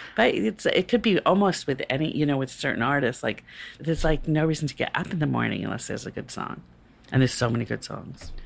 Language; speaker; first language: English; native; English